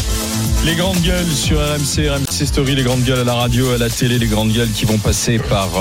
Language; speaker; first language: French; native; French